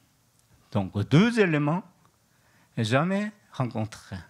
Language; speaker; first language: French; non-native, learner; Korean